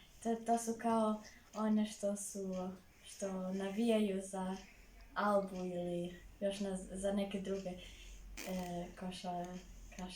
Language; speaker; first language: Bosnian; early bilingual, heritage; Serbian